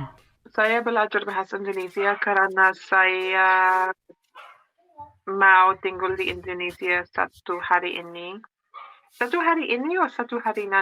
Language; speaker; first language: Indonesian; non-native, learner; English